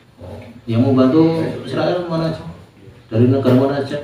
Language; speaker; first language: Indonesian; native; Indonesian